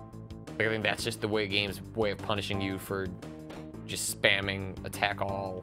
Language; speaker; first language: English; native; English